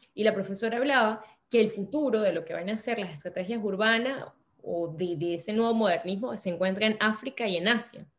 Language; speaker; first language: Spanish; native; Spanish